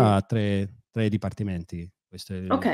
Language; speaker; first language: Italian; non-native, fluent; English